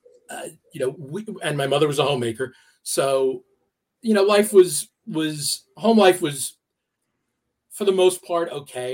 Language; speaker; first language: English; native; English